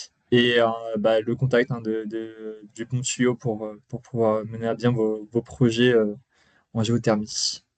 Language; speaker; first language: French; native; French